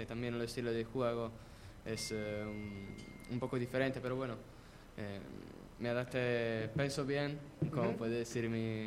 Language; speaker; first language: Spanish; non-native, learner; Italian